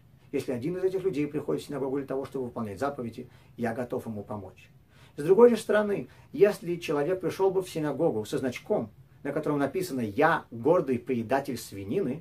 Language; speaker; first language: Russian; native; Russian